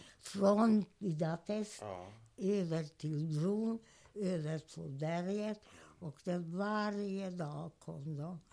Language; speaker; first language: Swedish; non-native, fluent; Hungarian